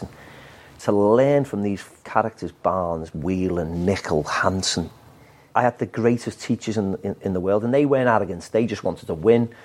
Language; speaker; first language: English; native; English